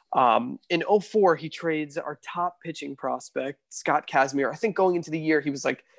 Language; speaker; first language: English; native; English